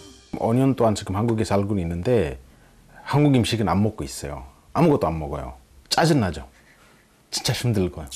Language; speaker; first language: Korean; non-native, fluent; Amharic